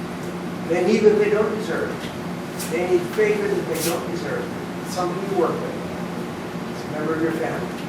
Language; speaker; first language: English; native; English